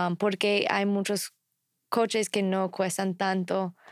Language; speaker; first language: Spanish; non-native, fluent; English